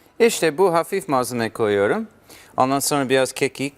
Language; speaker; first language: Turkish; non-native, learner; English